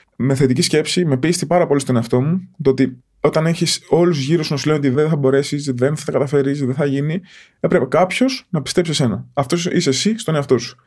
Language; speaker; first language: Greek; native; Greek